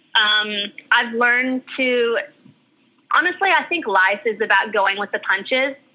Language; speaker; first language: English; early bilingual, other home language; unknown